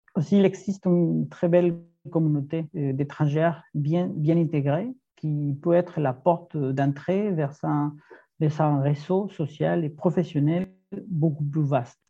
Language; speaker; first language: French; non-native, fluent; Spanish